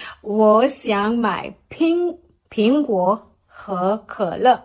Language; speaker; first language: Chinese; non-native, learner; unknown